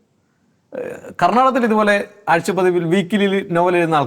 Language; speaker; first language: Malayalam; native; Malayalam